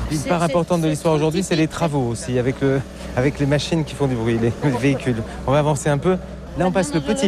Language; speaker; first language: French; native; French